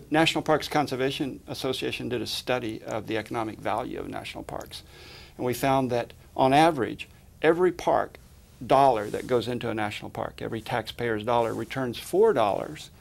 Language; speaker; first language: English; native; English